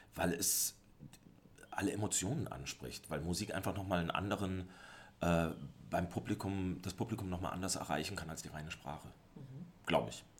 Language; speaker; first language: German; native; German